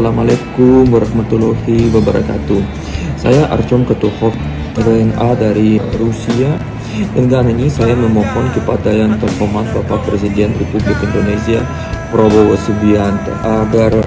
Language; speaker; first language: Indonesian; non-native, learner; Russian